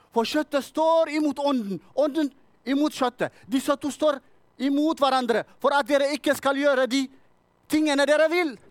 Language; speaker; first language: Norwegian; non-native, fluent; Tigrinya